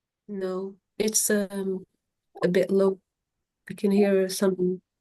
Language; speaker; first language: English; non-native, fluent; Arabic